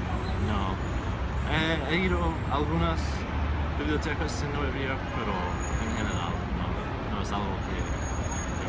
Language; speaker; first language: Spanish; non-native, fluent; English